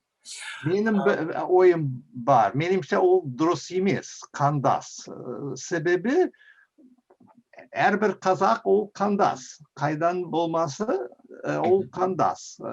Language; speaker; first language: Kazakh; non-native, fluent; English